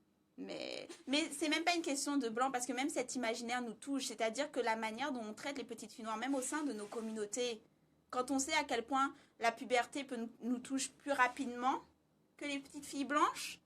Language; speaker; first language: French; native; French